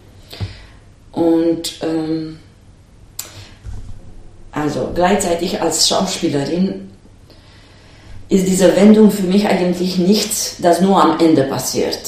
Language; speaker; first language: German; non-native, fluent; Romanian